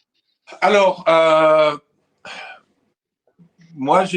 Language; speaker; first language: French; non-native, fluent; English